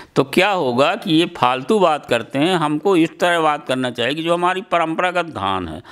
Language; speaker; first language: Hindi; native; Hindi